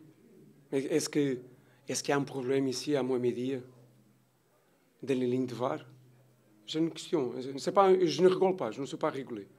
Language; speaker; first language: French; non-native, learner; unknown